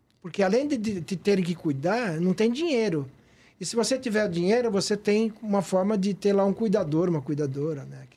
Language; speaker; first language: Portuguese; native; Portuguese